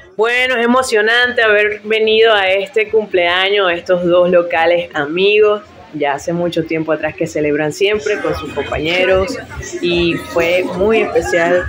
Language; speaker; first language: Spanish; native; Spanish